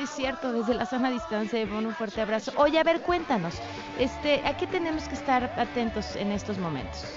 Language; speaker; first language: Spanish; native; Spanish